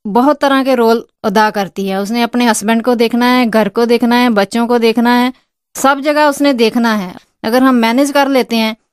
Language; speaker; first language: Hindi; non-native, local second language; Punjabi